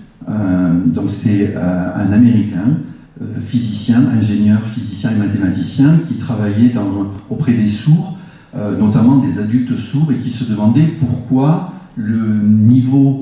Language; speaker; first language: French; native; French